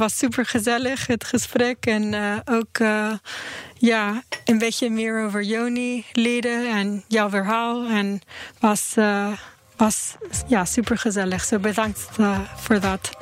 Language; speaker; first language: Dutch; non-native, learner; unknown